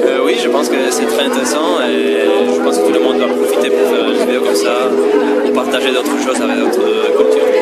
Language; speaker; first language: French; non-native, fluent; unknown